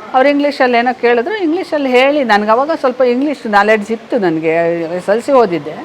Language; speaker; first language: Kannada; native; Kannada